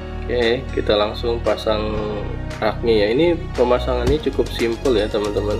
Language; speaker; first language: Indonesian; native; Indonesian